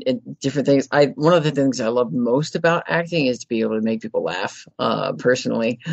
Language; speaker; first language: English; native; English